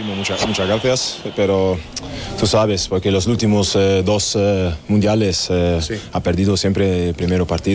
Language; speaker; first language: Spanish; non-native, learner; German